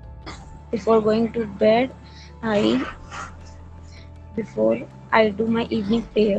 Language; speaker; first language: English; non-native, learner; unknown